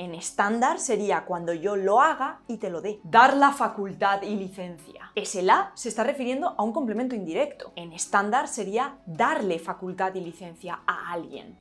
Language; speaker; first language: Spanish; native; Spanish